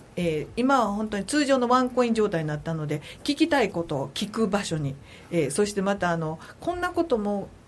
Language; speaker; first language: Japanese; native; Japanese